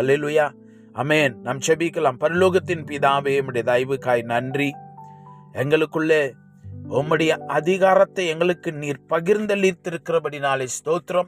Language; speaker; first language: Tamil; native; Tamil